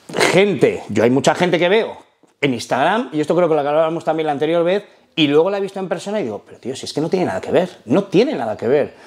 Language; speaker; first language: Spanish; non-native, fluent; Arabic